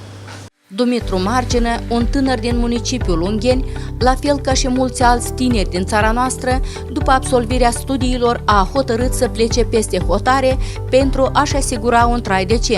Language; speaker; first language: Romanian; native; Romanian